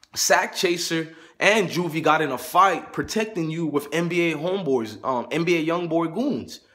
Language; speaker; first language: English; native; English